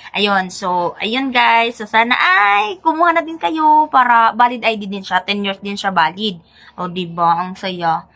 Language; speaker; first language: Filipino; native; Filipino